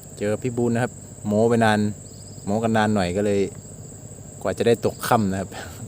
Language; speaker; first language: Thai; native; Thai